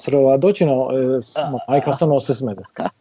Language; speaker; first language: Japanese; non-native, learner; English